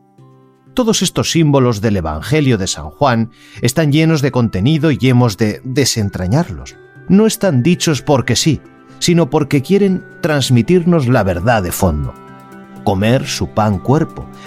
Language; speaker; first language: Spanish; native; Spanish